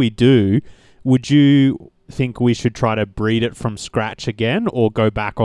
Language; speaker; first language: English; native; English